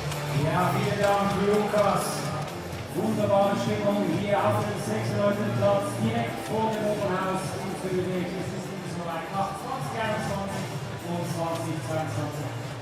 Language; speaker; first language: German; native; German